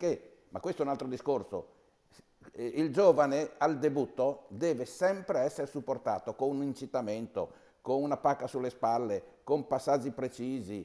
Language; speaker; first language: Italian; native; Italian